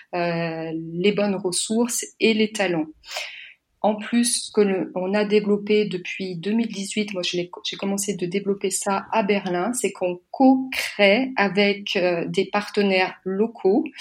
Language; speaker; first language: French; native; French